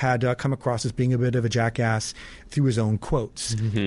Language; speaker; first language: English; native; English